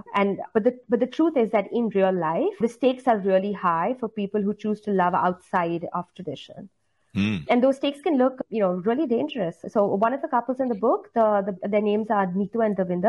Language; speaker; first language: English; non-native, local second language; Hindi